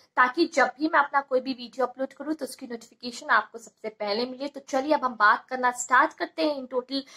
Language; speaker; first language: Hindi; native; Hindi